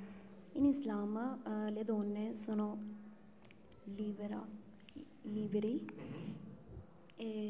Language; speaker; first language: Italian; non-native, learner; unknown